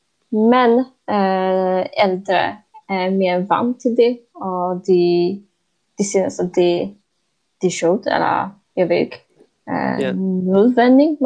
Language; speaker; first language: Swedish; non-native, fluent; Polish